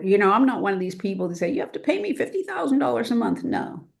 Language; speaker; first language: English; native; English